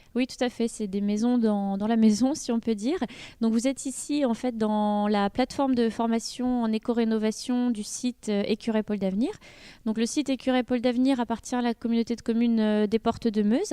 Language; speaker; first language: French; native; French